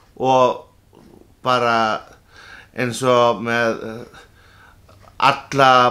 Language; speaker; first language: Icelandic; non-native, fluent; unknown